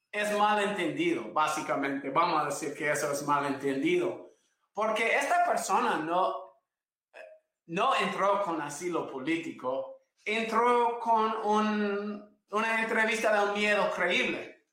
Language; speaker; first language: Spanish; non-native, fluent; English